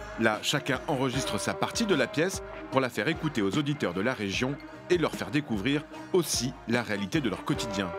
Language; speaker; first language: French; native; French